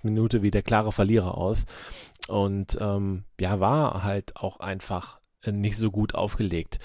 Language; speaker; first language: German; native; German